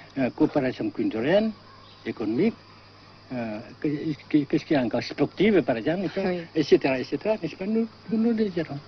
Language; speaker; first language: French; non-native, fluent; Vietnamese